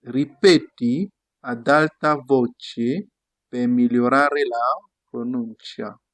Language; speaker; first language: Italian; non-native, fluent; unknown